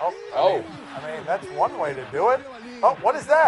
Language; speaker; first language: English; native; English